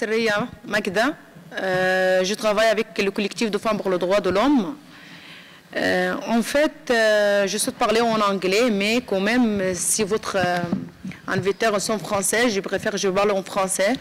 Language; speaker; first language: French; non-native, learner; Arabic